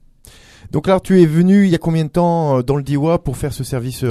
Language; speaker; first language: French; native; French